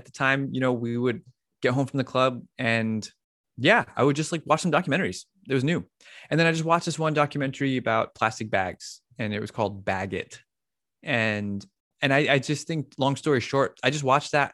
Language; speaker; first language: English; native; English